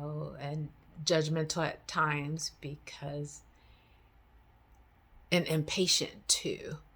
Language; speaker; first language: English; native; English